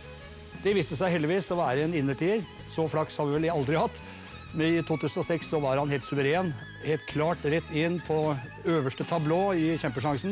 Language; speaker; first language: Norwegian; native; Norwegian